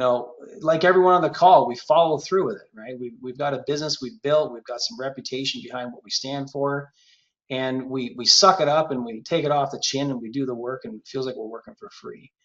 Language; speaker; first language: English; native; English